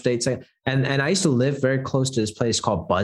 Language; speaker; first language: English; non-native, local second language; Cantonese